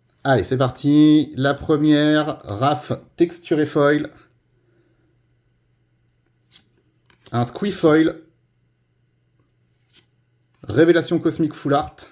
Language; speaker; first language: French; native; French